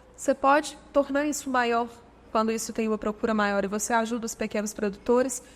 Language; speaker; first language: Portuguese; native; Portuguese